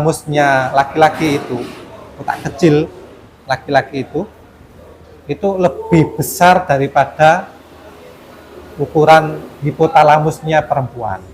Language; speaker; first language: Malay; non-native, local second language; Javanese